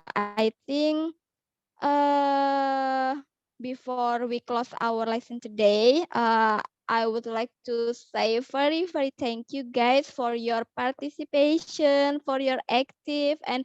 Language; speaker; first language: English; non-native, learner; Indonesian